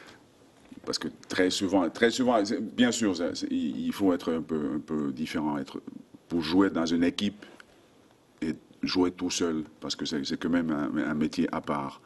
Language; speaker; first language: French; non-native, fluent; Finnish